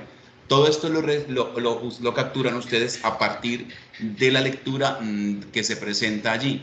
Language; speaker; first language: Spanish; native; Spanish